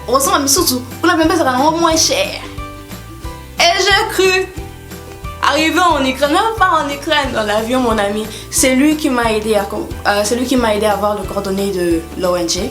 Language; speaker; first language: French; non-native, local second language; Lingala